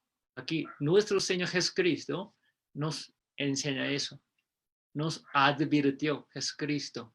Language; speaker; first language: Spanish; non-native, fluent; Korean